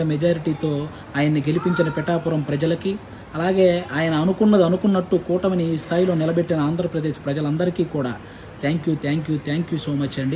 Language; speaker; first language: Telugu; native; Telugu